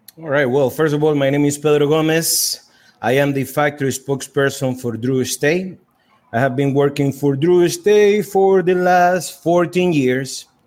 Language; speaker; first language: English; non-native, fluent; Spanish